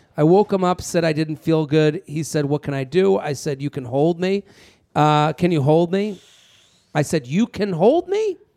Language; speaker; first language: English; native; English